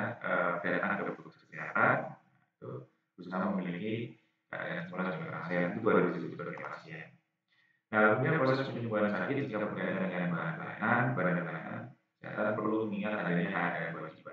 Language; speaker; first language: Indonesian; native; Indonesian